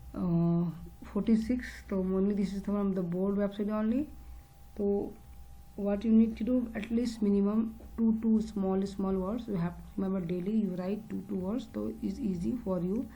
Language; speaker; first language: English; non-native, local second language; Hindi